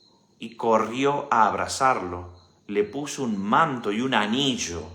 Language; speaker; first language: Spanish; native; Spanish